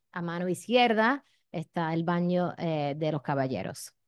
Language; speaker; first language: Spanish; non-native, fluent; English